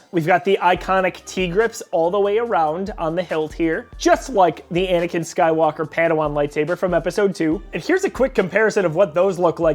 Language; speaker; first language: English; native; English